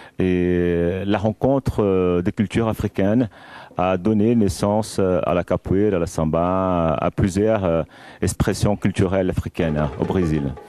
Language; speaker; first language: French; non-native, fluent; Portuguese